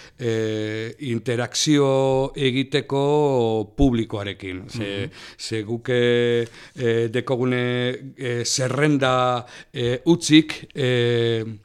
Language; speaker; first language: Basque; native; Basque